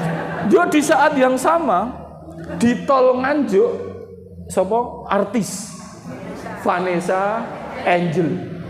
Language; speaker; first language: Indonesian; non-native, local second language; Javanese